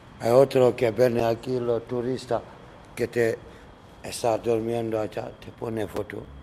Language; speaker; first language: Spanish; non-native, learner; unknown